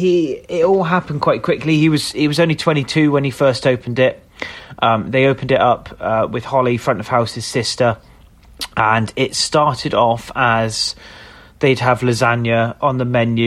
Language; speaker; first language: English; native; English